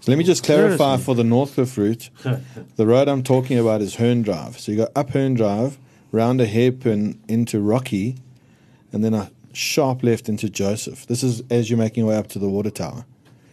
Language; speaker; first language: English; native; English